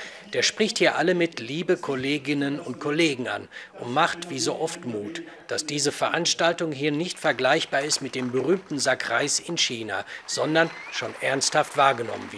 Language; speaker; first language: German; native; German